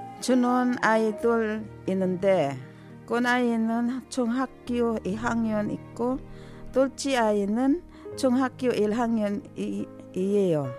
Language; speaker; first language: Korean; non-native, learner; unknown